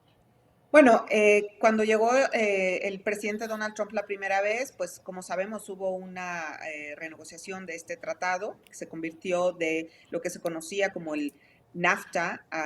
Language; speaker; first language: Spanish; native; Spanish